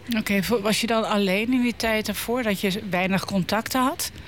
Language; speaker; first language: Dutch; native; Dutch